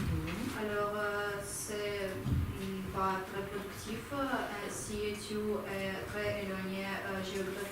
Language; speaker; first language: French; non-native, learner; Ukrainian